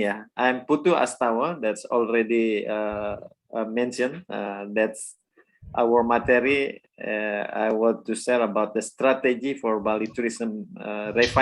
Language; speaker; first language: English; non-native, learner; Indonesian